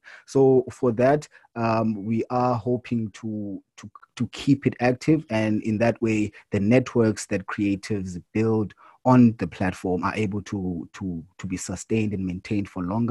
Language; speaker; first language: English; non-native, local second language; Xhosa